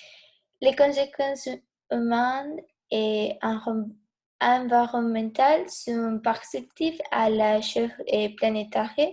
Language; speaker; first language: French; non-native, learner; Spanish